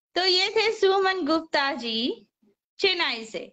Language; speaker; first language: Hindi; non-native, local second language; Odia